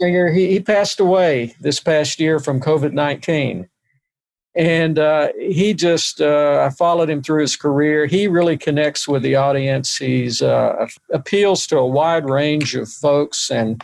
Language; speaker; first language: English; native; English